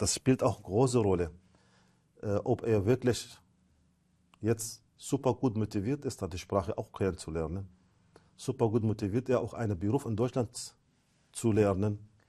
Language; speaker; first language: German; non-native, fluent; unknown